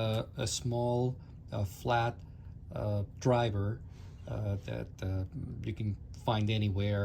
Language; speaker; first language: English; native; English